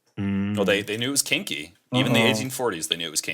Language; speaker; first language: English; native; English